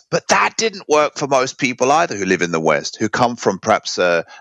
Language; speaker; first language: English; native; English